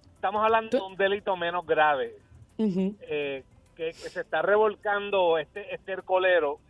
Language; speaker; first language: Spanish; early bilingual, heritage; Spanish